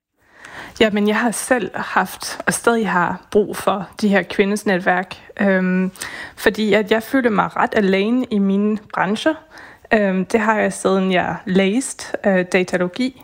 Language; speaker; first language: Danish; non-native, fluent; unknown